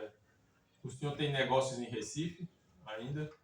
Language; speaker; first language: Portuguese; native; Portuguese